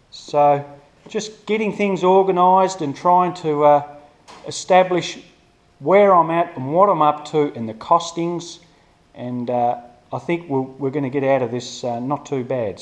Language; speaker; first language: English; native; English